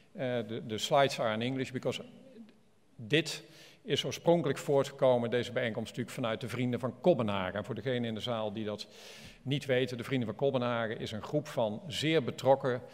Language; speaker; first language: Dutch; native; Dutch